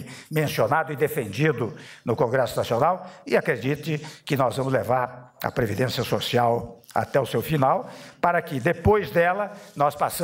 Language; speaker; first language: Portuguese; native; Portuguese